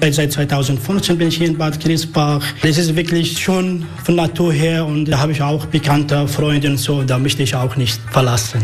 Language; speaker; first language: German; non-native, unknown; Arabic